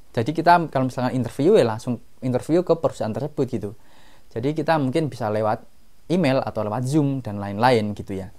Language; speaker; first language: Indonesian; non-native, local second language; Javanese